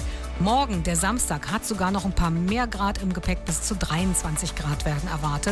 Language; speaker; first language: German; native; German